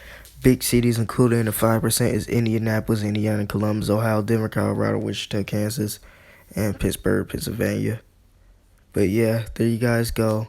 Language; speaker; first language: English; native; English